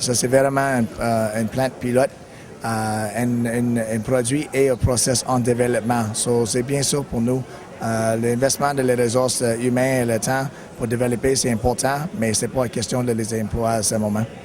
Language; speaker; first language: French; non-native, learner; English